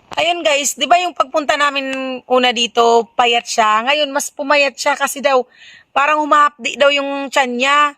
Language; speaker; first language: Filipino; non-native, local second language; Bikol